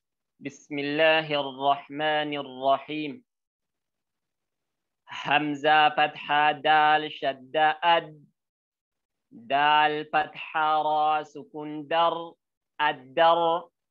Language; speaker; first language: Arabic; non-native, learner; Oromo